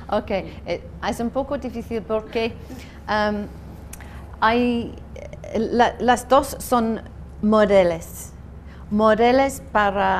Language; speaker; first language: Spanish; non-native, learner; English